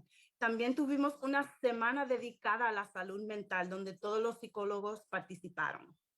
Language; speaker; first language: Spanish; early bilingual, heritage; English